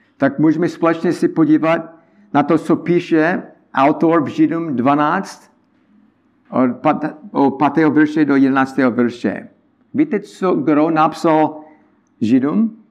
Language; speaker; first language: Czech; non-native, learner; English